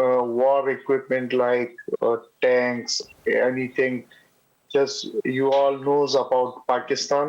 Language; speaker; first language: English; non-native, learner; Pashto